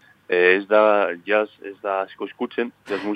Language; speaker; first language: Basque; non-native, local second language; Spanish